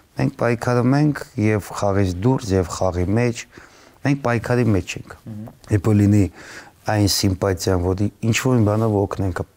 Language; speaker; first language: Armenian; native; Armenian